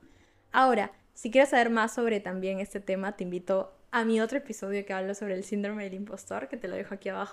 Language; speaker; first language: Spanish; native; Spanish